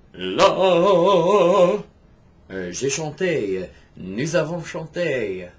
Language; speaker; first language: French; non-native, fluent; English